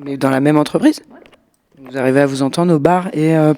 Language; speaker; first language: French; native; French